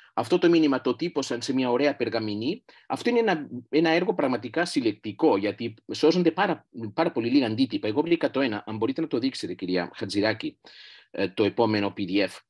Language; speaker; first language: Greek; non-native, fluent; Catalan